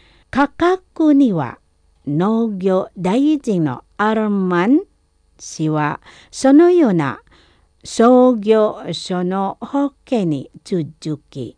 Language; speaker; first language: Japanese; non-native, fluent; Indonesian